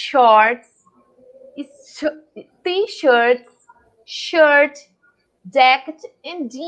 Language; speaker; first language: English; non-native, fluent; Portuguese